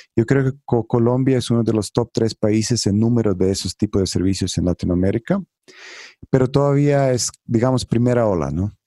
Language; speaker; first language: Spanish; non-native, fluent; Croatian